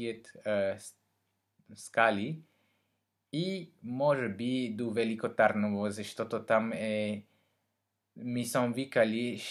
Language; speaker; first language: Bulgarian; non-native, learner; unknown